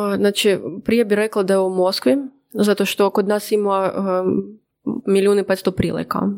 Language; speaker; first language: Croatian; non-native, fluent; Russian